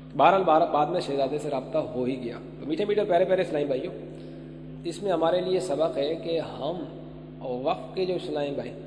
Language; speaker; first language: Urdu; native; Urdu